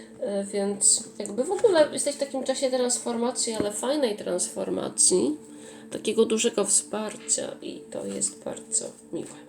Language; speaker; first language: Polish; native; Polish